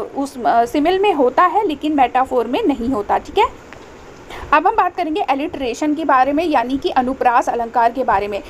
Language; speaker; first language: Hindi; native; Hindi